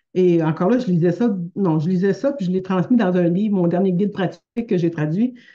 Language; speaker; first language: French; native; French